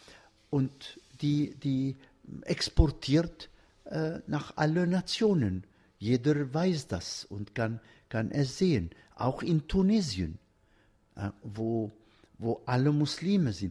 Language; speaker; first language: German; non-native, fluent; Arabic